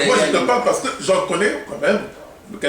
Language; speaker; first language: French; non-native, local second language; Lingala